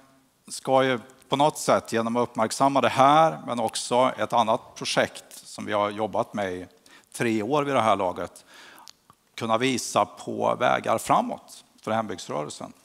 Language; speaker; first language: Swedish; native; Swedish